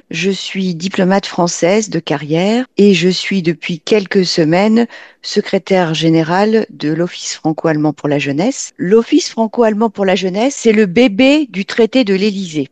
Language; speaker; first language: French; native; French